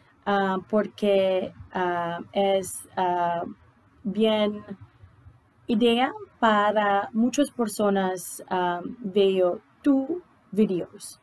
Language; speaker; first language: Spanish; non-native, learner; English